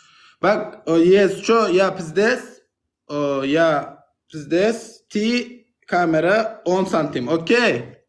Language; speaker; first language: Russian; non-native, learner; Turkmen